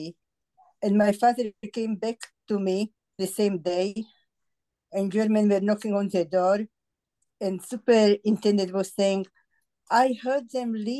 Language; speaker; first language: English; non-native, fluent; Slovak